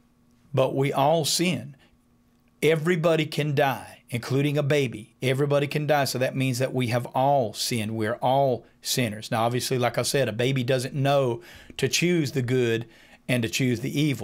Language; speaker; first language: English; native; English